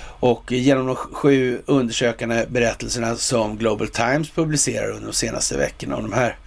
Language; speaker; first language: Swedish; native; Swedish